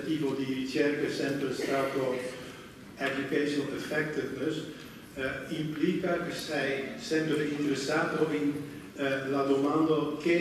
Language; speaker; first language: Italian; non-native, fluent; Dutch